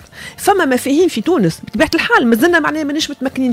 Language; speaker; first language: Arabic; native; Arabic